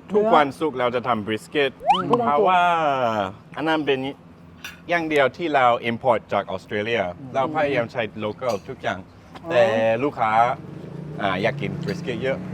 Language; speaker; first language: Thai; non-native, fluent; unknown